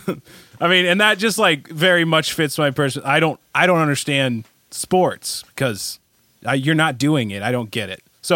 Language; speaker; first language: English; native; English